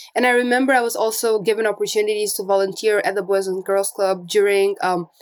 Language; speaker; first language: English; non-native, local second language; Portuguese